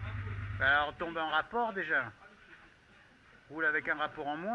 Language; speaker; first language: French; native; French